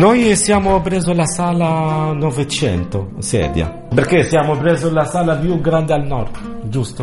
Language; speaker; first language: Italian; non-native, learner; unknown